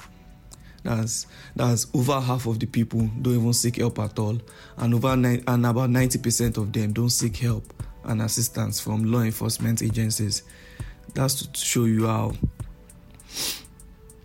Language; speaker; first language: English; non-native, local second language; Yoruba